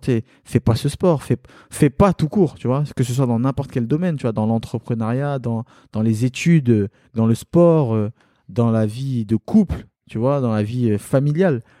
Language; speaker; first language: French; early bilingual, other home language; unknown